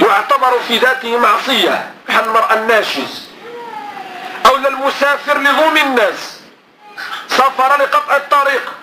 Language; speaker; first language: Arabic; native; Arabic